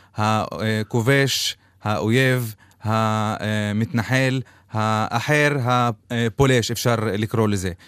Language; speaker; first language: Hebrew; non-native, local second language; Arabic